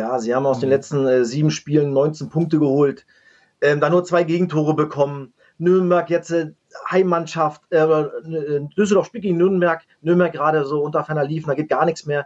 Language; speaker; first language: German; native; German